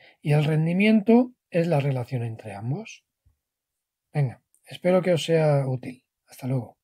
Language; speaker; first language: Spanish; non-native, local second language; Catalan